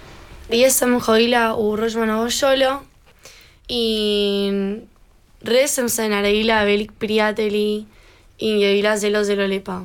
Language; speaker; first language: Slovenian; early bilingual, heritage; Slovenian